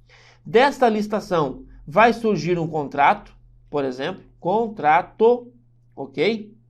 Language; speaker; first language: Portuguese; native; Portuguese